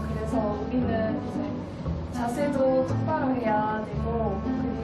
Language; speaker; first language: Korean; non-native, fluent; French